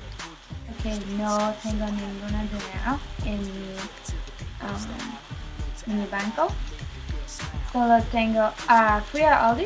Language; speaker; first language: Spanish; non-native, learner; English